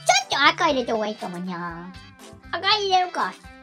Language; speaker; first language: Japanese; native; Japanese